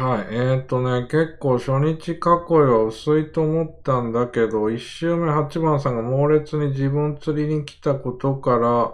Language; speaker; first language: Japanese; native; Japanese